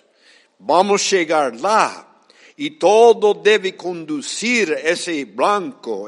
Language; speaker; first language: Portuguese; non-native, fluent; Spanish